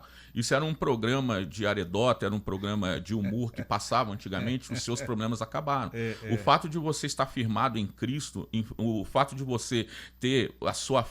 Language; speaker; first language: Portuguese; native; Portuguese